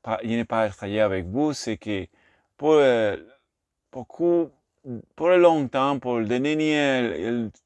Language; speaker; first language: French; non-native, learner; Spanish